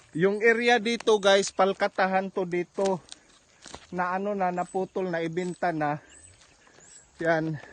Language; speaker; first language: Filipino; non-native, local second language; Cebuano